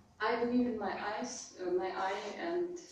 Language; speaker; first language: English; non-native, learner; Russian